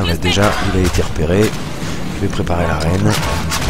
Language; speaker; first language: French; native; French